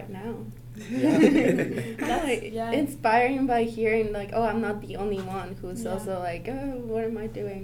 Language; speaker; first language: English; non-native, fluent; Spanish